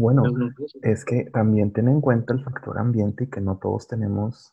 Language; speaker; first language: Spanish; native; Spanish